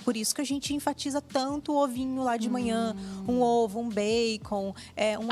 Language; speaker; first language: Portuguese; native; Portuguese